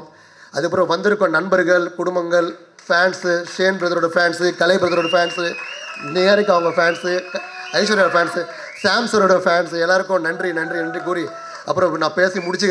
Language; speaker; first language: Tamil; native; Tamil